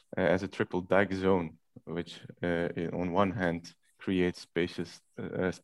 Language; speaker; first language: English; non-native, fluent; Dutch